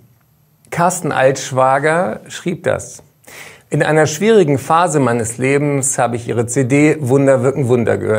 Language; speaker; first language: German; native; German